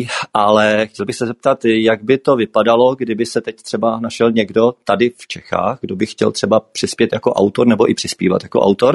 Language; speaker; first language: Czech; native; Czech